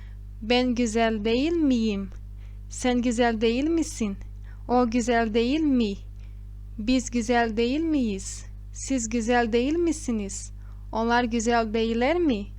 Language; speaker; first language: Turkish; non-native, fluent; Portuguese